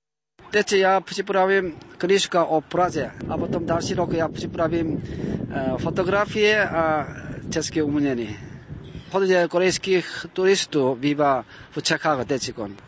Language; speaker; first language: Czech; non-native, learner; Korean